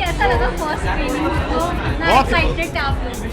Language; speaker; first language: Hindi; native; Hindi